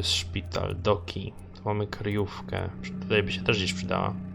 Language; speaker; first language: Polish; native; Polish